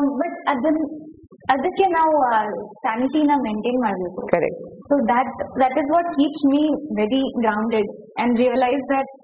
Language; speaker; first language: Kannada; non-native, learner; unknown